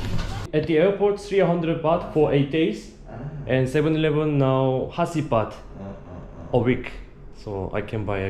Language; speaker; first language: English; non-native, learner; Korean